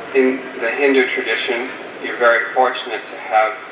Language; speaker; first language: English; native; English